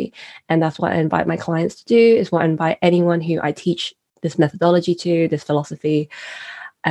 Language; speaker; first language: English; native; English